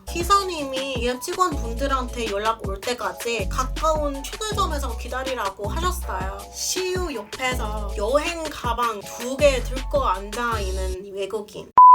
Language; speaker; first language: Korean; non-native, fluent; English